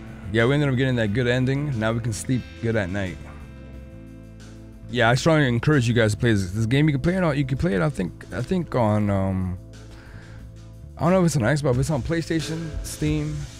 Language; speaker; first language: English; native; English